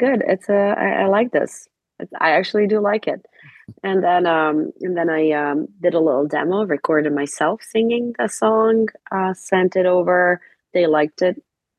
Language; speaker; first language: English; non-native, fluent; Serbian